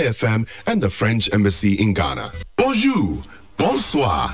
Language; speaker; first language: English; non-native, local second language; Akan